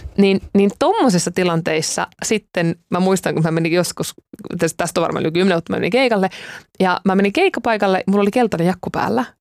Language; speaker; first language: Finnish; native; Finnish